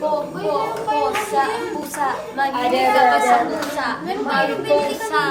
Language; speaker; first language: Filipino; native; Filipino